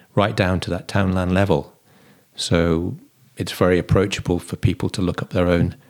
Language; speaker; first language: English; native; English